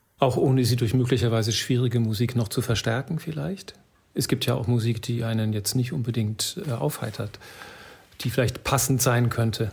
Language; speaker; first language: German; native; German